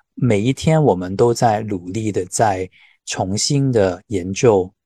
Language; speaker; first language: Chinese; non-native, local second language; Cantonese